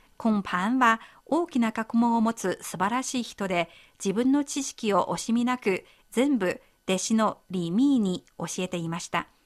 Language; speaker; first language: Japanese; non-native, fluent; Chinese